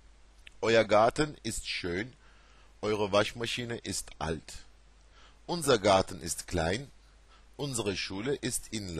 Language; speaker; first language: German; non-native, fluent; Turkish